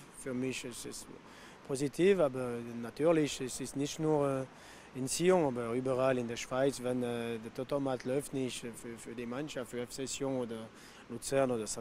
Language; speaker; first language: German; non-native, local second language; French